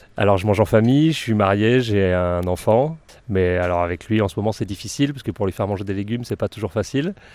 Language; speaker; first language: French; native; French